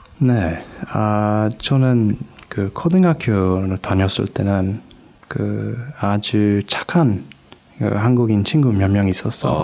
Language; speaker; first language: Korean; non-native, fluent; English